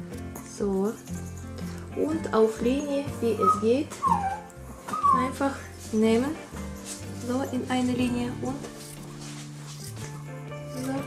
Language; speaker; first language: German; non-native, learner; Russian